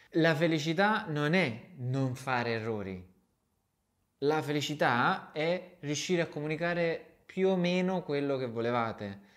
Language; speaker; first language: Italian; native; Italian